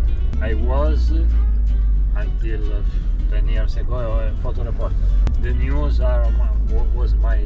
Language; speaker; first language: English; non-native, learner; Italian